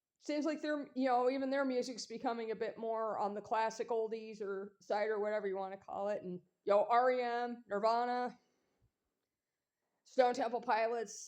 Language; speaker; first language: English; native; English